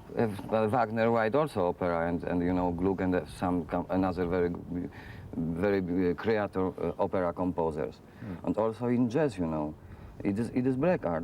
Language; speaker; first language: English; non-native, fluent; Polish